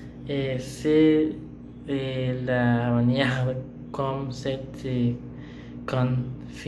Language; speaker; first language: French; non-native, learner; Spanish